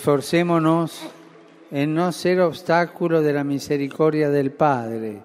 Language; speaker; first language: Spanish; native; Spanish